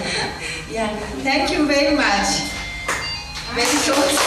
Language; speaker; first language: English; non-native, learner; Japanese